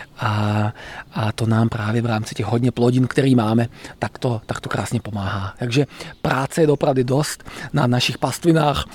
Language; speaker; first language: Czech; native; Czech